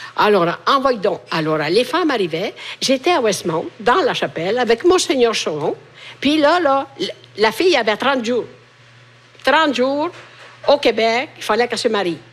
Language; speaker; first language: French; non-native, fluent; Italian